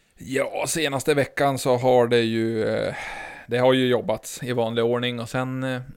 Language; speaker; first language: Swedish; native; Swedish